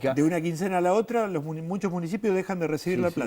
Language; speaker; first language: Spanish; native; Spanish